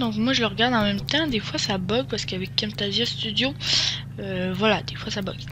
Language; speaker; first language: French; native; French